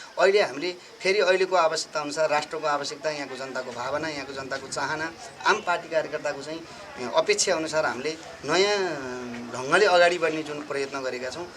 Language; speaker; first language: Nepali; native; Nepali